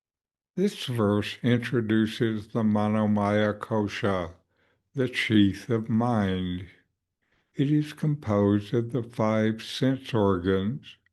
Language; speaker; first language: English; native; English